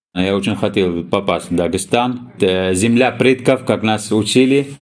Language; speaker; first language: Russian; non-native, fluent; Arabic